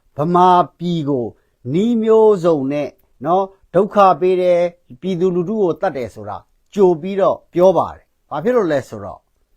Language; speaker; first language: Burmese; non-native, local second language; Kachin